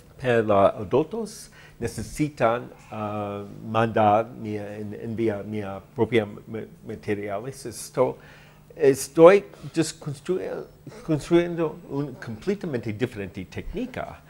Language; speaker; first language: Spanish; non-native, learner; English